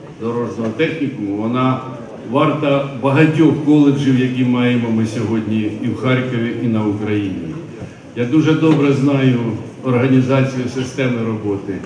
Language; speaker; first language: Ukrainian; native; Ukrainian